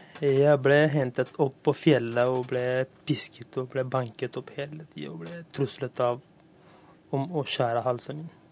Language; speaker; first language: Norwegian; non-native, fluent; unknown